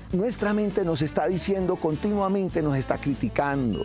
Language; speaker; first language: Spanish; native; Spanish